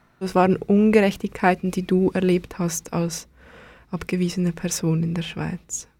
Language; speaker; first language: German; native; German